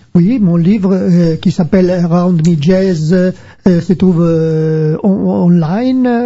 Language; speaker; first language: French; non-native, learner; Italian